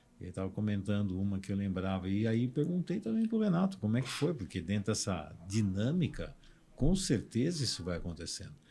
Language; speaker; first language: Portuguese; native; Portuguese